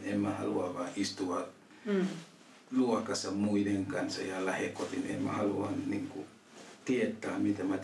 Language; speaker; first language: Finnish; non-native, local second language; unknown